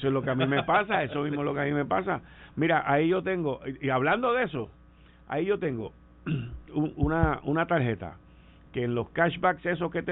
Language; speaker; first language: Spanish; native; Spanish